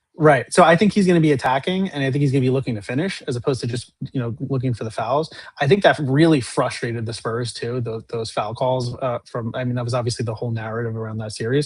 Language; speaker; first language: English; native; English